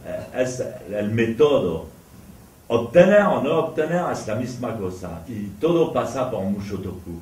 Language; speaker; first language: Spanish; non-native, fluent; French